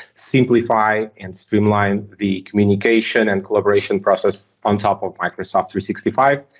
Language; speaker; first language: English; non-native, fluent; Portuguese